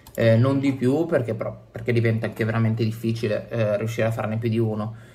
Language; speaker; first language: Italian; native; Italian